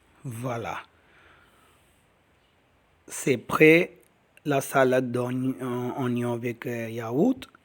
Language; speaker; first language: French; non-native, learner; Tamil